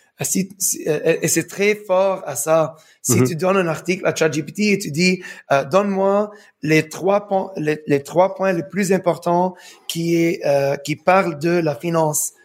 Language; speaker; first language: French; non-native, fluent; English